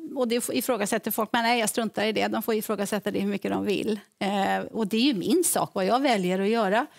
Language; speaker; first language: Swedish; native; Swedish